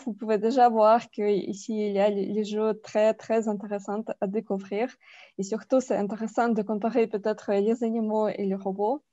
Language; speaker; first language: French; non-native, fluent; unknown